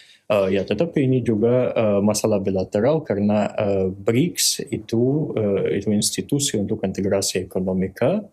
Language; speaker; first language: Indonesian; non-native, fluent; Russian